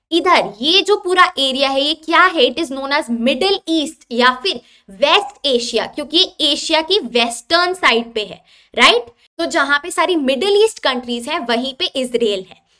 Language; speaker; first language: Hindi; native; Hindi